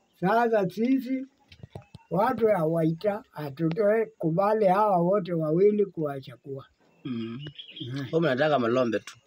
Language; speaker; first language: Swahili; non-native, local second language; Kamba